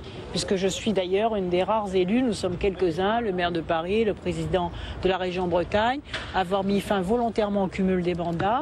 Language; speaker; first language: French; native; French